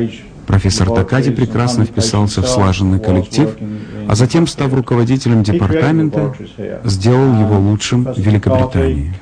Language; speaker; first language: Russian; native; Russian